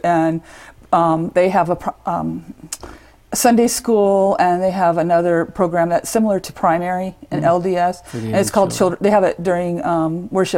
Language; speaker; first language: English; native; English